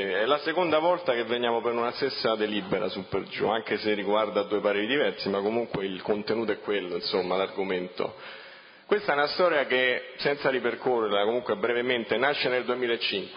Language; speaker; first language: Italian; native; Italian